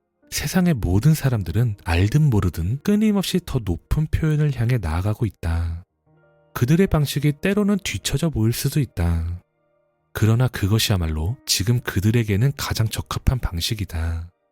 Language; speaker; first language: Korean; native; Korean